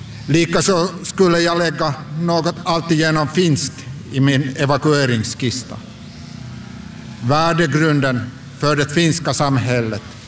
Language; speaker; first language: Swedish; non-native, local second language; Finnish